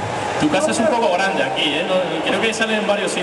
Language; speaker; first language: Spanish; native; Spanish